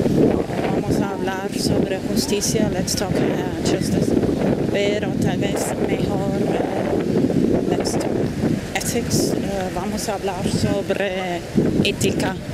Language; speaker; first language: Spanish; non-native, fluent; German